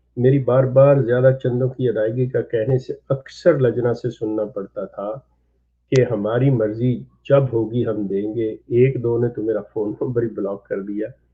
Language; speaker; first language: Urdu; native; Urdu